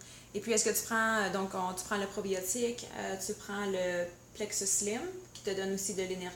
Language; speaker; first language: French; native; French